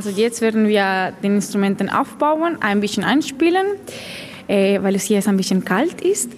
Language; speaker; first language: German; non-native, fluent; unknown